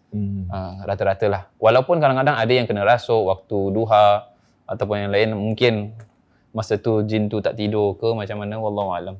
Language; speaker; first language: Malay; native; Malay